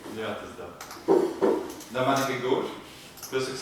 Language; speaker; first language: Dutch; native; Dutch